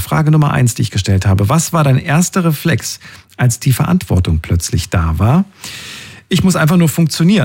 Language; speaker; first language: German; native; German